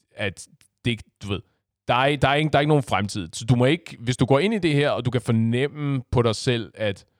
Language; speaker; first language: Danish; non-native, fluent; Chinese